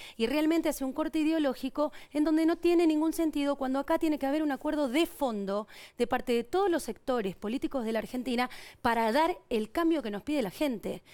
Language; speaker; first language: Spanish; native; Spanish